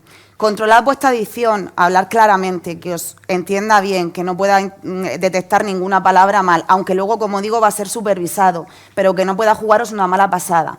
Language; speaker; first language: Spanish; native; Spanish